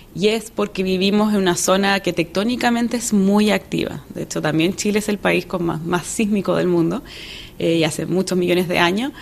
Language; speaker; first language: Spanish; native; Spanish